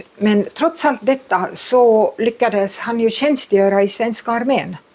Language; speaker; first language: Swedish; non-native, fluent; Estonian